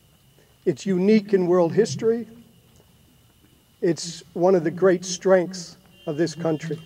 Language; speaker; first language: English; native; English